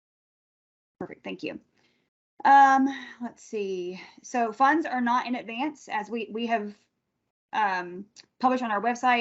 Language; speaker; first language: English; native; English